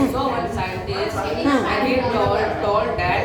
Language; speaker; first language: English; non-native, learner; Hindi